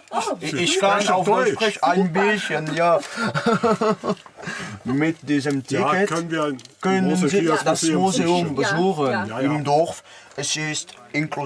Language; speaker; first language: German; non-native, learner; French